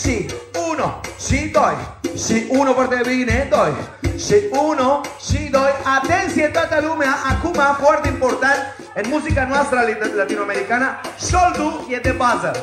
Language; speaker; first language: Romanian; non-native, fluent; Spanish